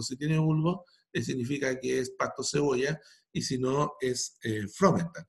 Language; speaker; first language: Spanish; native; Spanish